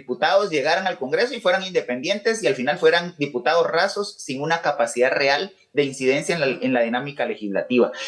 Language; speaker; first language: Spanish; native; Spanish